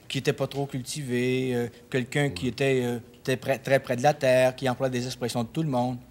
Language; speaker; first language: French; native; French